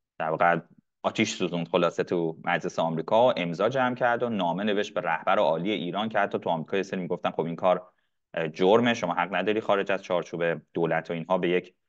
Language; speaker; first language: Persian; non-native, local second language; Arabic